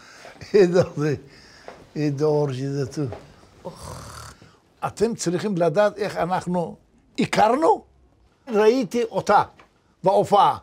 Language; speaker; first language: Hebrew; non-native, learner; Tajik